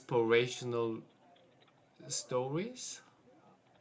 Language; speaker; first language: English; non-native, learner; Korean